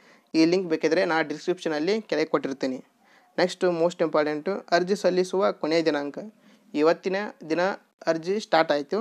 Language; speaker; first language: Kannada; native; Kannada